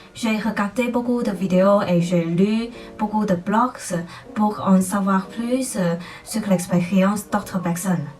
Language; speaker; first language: French; non-native, fluent; Chinese